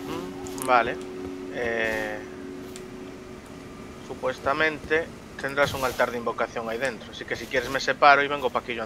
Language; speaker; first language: Spanish; native; Spanish